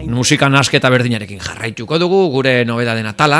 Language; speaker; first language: Basque; native; Basque